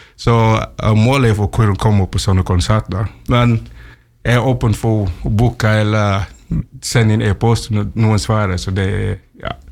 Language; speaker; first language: Norwegian; non-native, fluent; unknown